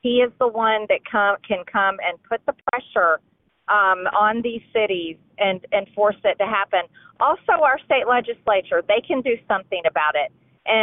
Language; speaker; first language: English; native; English